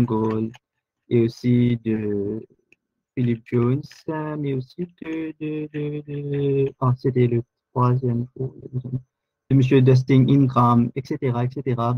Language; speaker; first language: French; non-native, local second language; Morisyen